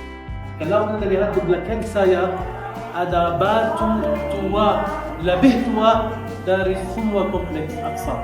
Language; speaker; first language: Indonesian; non-native, learner; Arabic